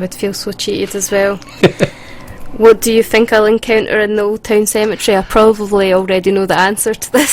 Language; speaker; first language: English; native; English